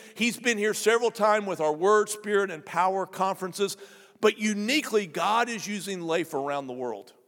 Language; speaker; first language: English; native; English